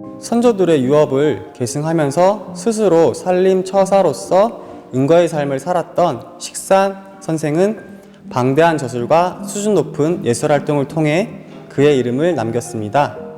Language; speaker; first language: Korean; native; Korean